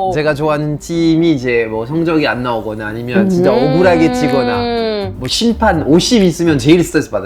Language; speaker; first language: Korean; non-native, fluent; French